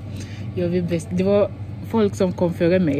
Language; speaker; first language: Swedish; non-native, learner; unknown